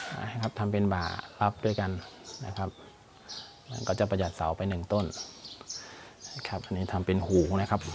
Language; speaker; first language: Thai; native; Thai